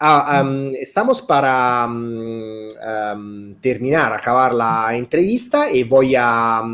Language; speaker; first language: Spanish; non-native, fluent; Italian